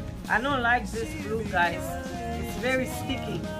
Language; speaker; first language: English; non-native, fluent; Haitian Creole